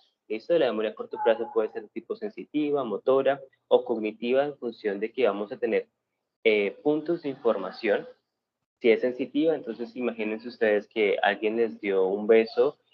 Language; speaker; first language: Spanish; native; Spanish